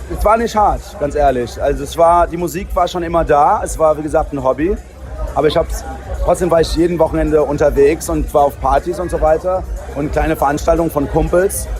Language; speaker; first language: German; early bilingual, heritage; Portuguese